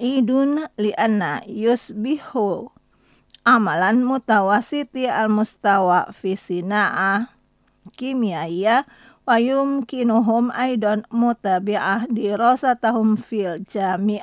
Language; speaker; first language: Arabic; non-native, fluent; Indonesian